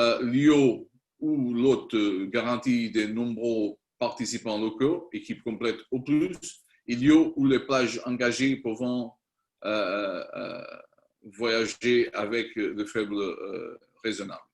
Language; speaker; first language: French; non-native, learner; Spanish